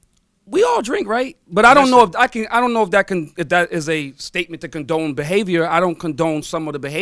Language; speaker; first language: English; native; English